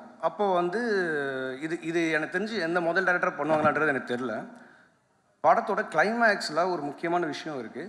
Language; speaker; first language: Tamil; native; Tamil